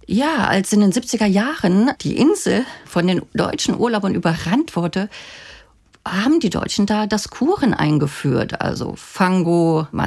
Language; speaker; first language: German; native; German